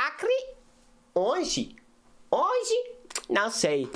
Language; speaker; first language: Portuguese; non-native, learner; English